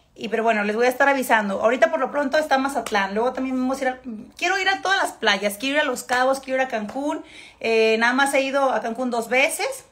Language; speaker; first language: Spanish; native; Spanish